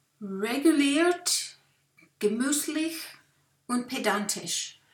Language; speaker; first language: German; non-native, learner; English